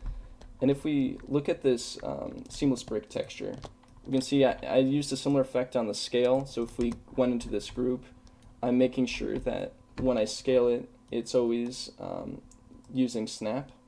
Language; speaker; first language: English; native; English